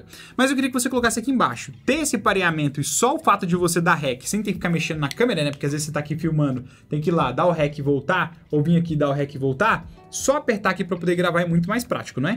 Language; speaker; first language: Portuguese; native; Portuguese